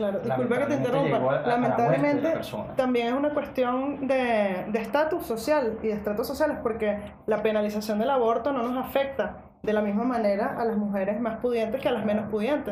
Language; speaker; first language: Spanish; native; Spanish